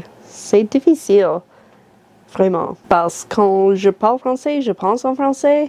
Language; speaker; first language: French; non-native, learner; English